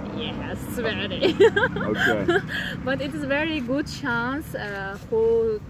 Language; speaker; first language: English; non-native, learner; Turkmen